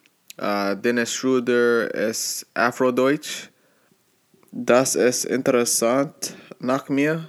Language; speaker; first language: German; non-native, learner; English